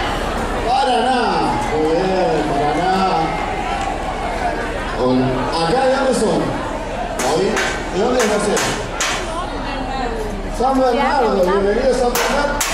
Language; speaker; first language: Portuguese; non-native, learner; Spanish